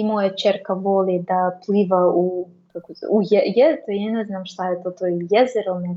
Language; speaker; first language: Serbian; non-native, learner; Russian